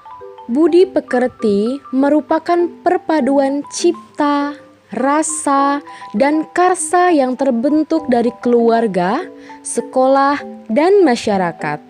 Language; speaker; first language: Indonesian; native; Indonesian